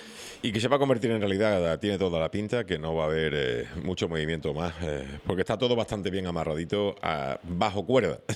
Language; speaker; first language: Spanish; native; Spanish